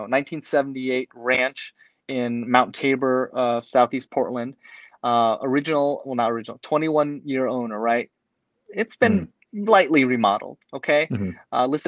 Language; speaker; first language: English; native; English